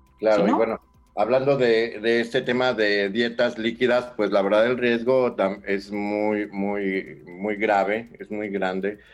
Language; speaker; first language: Spanish; native; Spanish